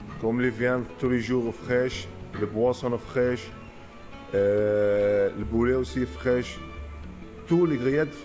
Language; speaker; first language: French; non-native, learner; Arabic